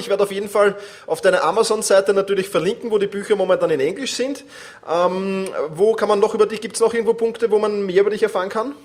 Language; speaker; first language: German; native; German